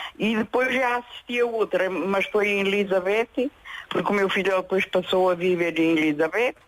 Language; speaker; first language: Portuguese; native; Portuguese